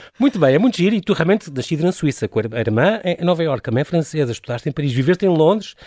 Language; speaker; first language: Portuguese; native; Portuguese